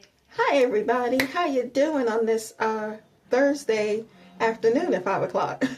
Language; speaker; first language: English; native; English